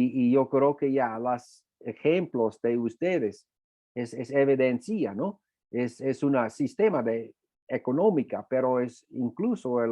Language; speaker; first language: Spanish; non-native, fluent; English